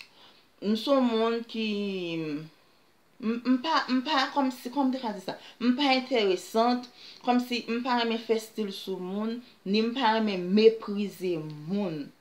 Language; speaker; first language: French; non-native, learner; Haitian Creole